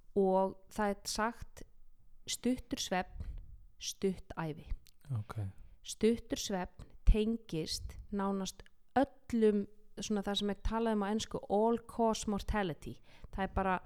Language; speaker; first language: Icelandic; native; Icelandic